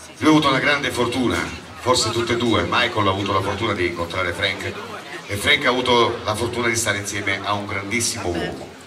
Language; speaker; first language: Italian; native; Italian